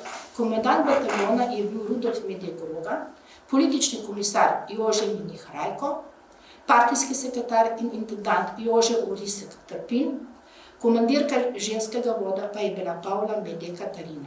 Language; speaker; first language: Slovenian; native; Slovenian